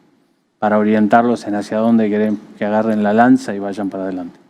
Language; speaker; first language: Spanish; native; Spanish